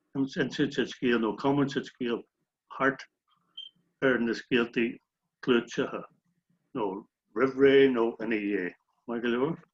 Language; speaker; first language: Irish; native; Irish